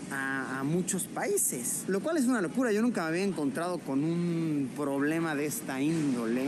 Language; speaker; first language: Spanish; native; Spanish